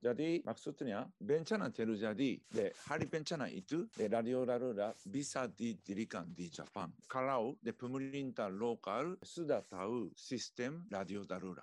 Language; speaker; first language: Indonesian; non-native, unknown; Japanese